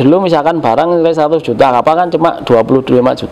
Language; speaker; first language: Indonesian; native; Indonesian